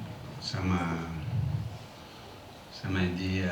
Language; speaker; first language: French; non-native, fluent; English